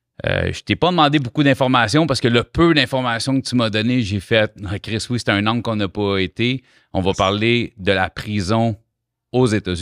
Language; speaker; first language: French; native; French